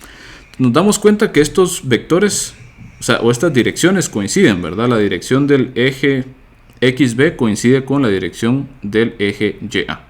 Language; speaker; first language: Spanish; native; Spanish